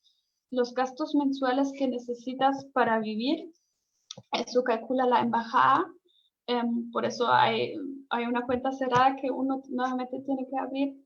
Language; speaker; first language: Spanish; non-native, fluent; German